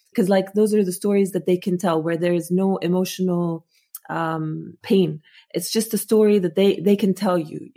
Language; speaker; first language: English; non-native, fluent; Arabic